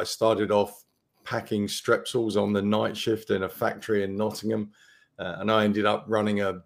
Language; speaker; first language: English; native; English